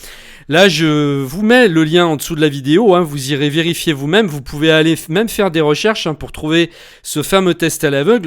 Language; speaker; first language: French; native; French